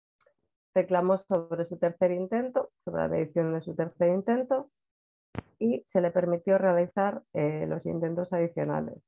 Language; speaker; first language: Spanish; native; Spanish